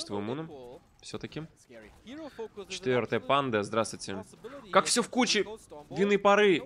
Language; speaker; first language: Russian; native; Russian